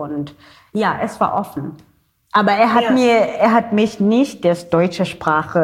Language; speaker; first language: German; non-native, learner; Xhosa